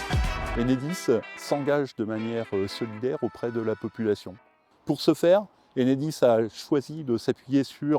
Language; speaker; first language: French; native; French